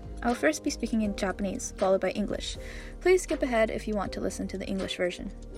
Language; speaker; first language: English; native; English